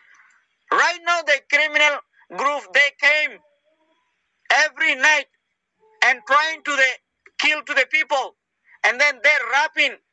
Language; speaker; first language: English; non-native, learner; Rohingya